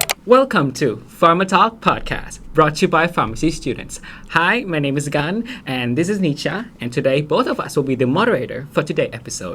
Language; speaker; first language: English; non-native, fluent; Thai